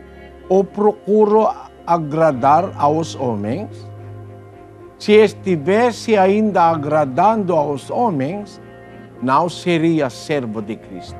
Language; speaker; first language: Portuguese; non-native, learner; Filipino